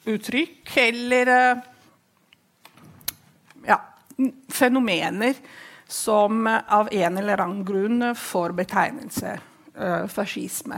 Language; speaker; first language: Norwegian; non-native, fluent; Italian